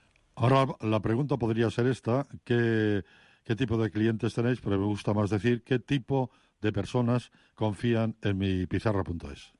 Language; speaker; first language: Spanish; non-native, local second language; Catalan